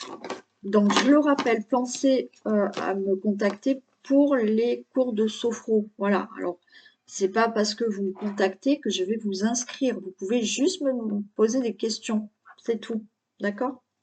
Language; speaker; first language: French; native; French